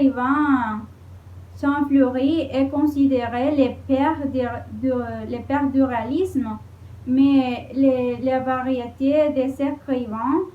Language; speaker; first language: French; non-native, learner; Spanish